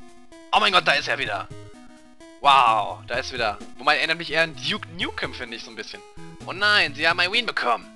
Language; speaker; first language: German; native; German